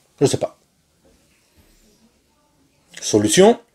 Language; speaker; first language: French; non-native, fluent; Spanish